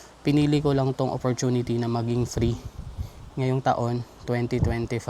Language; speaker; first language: Filipino; native; Filipino